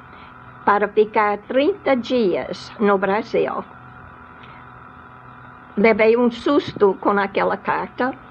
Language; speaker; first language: Portuguese; non-native, fluent; English